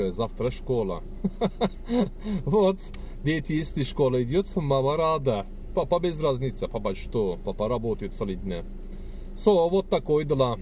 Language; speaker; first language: Russian; non-native, learner; Turkish